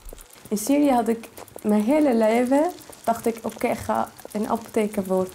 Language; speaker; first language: Dutch; non-native, fluent; Arabic